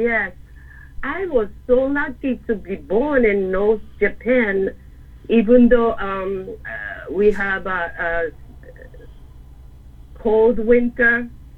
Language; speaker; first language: English; non-native, learner; Japanese